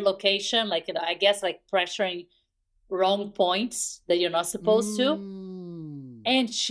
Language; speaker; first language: English; non-native, fluent; Portuguese